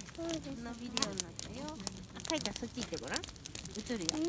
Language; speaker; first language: Japanese; native; Japanese